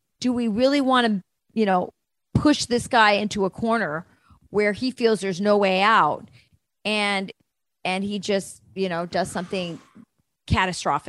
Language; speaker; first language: English; native; English